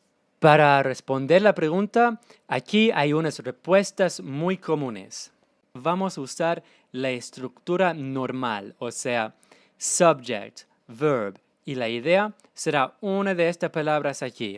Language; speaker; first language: Spanish; non-native, fluent; English